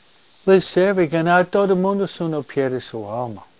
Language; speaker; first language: Spanish; non-native, fluent; English